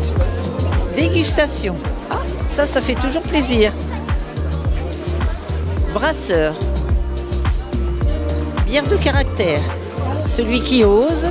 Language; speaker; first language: French; native; French